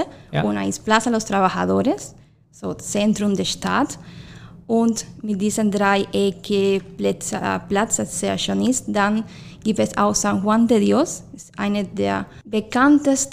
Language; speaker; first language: German; non-native, fluent; Spanish